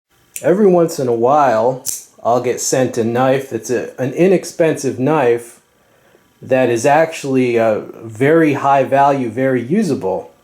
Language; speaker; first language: English; native; English